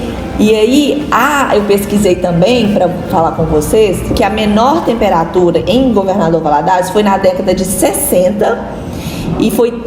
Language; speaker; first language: Portuguese; native; Portuguese